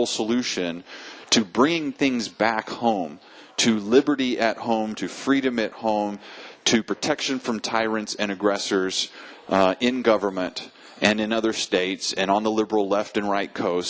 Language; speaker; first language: English; native; English